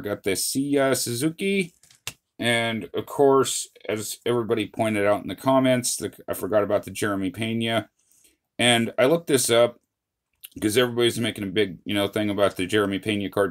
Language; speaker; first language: English; native; English